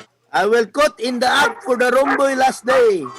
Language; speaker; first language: English; non-native, learner; Cebuano